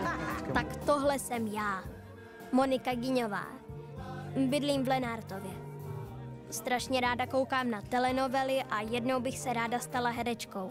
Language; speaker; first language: Czech; native; Czech